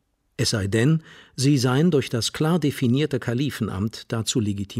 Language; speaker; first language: German; native; German